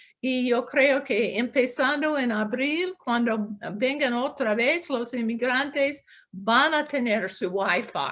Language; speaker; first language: Spanish; non-native, local second language; English